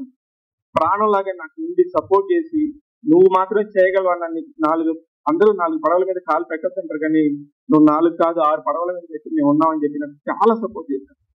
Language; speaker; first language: Telugu; native; Telugu